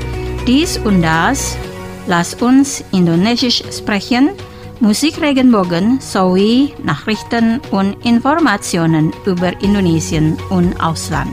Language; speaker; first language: German; non-native, fluent; Indonesian